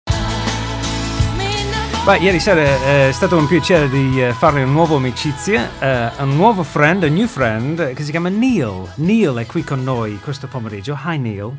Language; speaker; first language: Italian; native; Italian